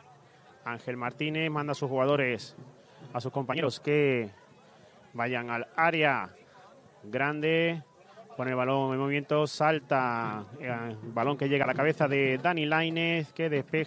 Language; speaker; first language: Spanish; native; Spanish